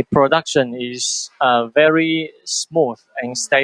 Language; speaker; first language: English; non-native, fluent; Chinese